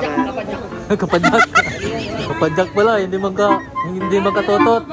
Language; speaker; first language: Filipino; non-native, local second language; Bikol